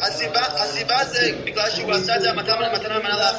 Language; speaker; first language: Hebrew; non-native, fluent; English